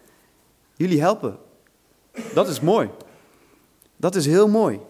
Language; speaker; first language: Dutch; non-native, fluent; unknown